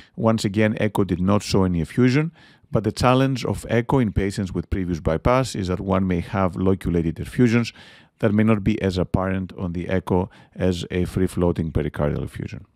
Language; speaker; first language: English; non-native, fluent; Greek